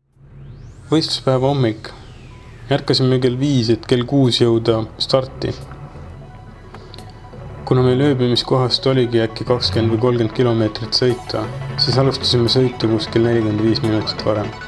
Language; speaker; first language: Estonian; native; Estonian